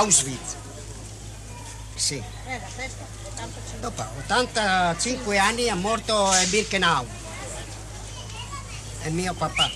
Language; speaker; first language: Italian; non-native, learner; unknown